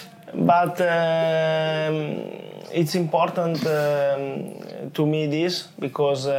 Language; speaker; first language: English; non-native, learner; Italian